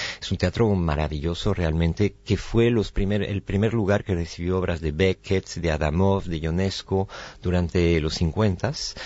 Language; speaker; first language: Spanish; non-native, fluent; French